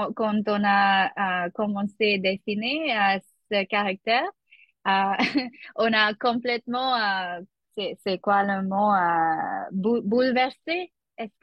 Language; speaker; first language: French; non-native, learner; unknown